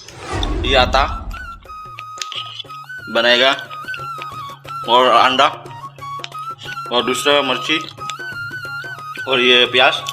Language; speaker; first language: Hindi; non-native, learner; Indonesian